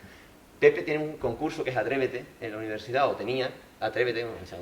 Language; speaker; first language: Spanish; native; Spanish